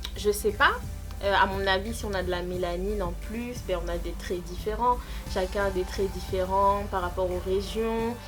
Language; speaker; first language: French; native; French